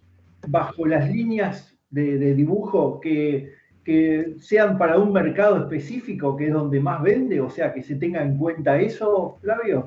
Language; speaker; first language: Spanish; native; Spanish